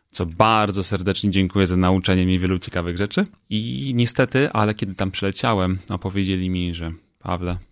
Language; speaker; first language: Polish; native; Polish